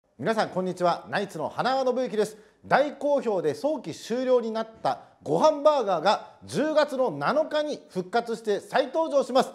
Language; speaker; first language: Japanese; native; Japanese